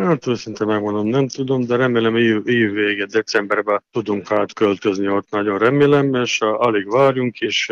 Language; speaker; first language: Hungarian; non-native, learner; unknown